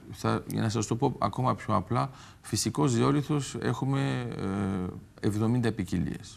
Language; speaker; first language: Greek; early bilingual, heritage; Greek